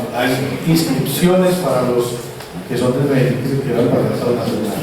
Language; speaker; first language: Spanish; native; Spanish